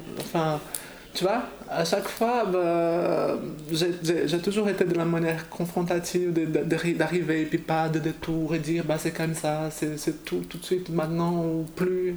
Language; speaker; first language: French; non-native, fluent; Portuguese